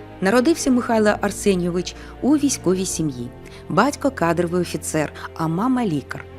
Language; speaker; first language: Ukrainian; native; Ukrainian